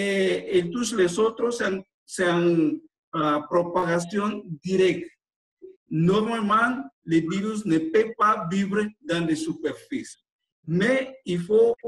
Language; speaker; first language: French; non-native, fluent; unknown